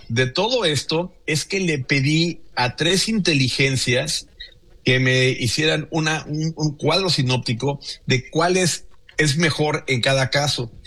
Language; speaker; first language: Spanish; native; Spanish